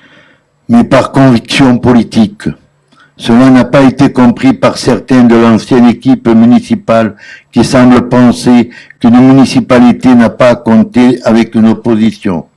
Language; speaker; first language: French; native; French